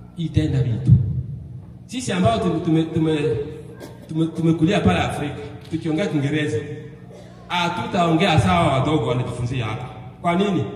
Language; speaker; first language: Swahili; non-native, local second language; Bembe